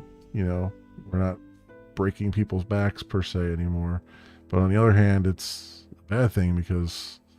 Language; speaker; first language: English; native; English